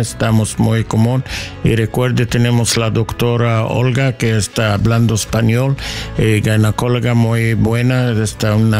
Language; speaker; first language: Spanish; non-native, learner; English